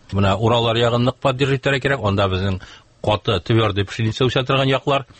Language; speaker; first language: Tatar; native; Tatar